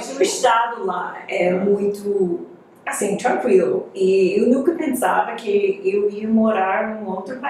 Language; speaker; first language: Portuguese; non-native, fluent; English